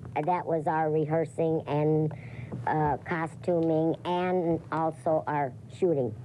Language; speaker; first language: English; native; English